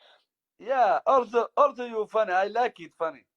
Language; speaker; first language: English; non-native, learner; Somali